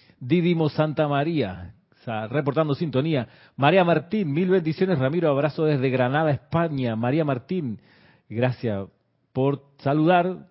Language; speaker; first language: Spanish; native; Spanish